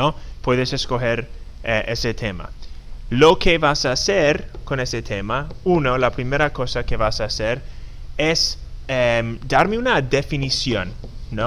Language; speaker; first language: Spanish; non-native, fluent; English